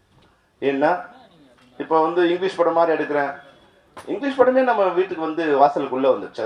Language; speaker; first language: Tamil; native; Tamil